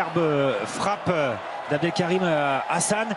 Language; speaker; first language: French; native; French